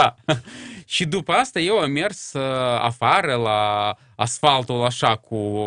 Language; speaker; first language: Romanian; non-native, local second language; Russian